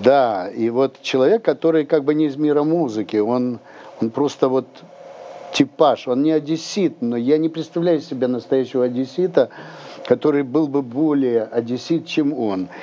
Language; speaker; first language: Russian; native; Russian